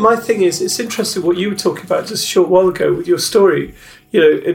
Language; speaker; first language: English; native; English